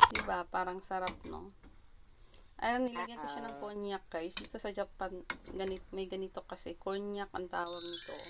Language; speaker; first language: Filipino; native; Filipino